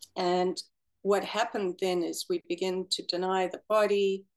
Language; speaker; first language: English; native; English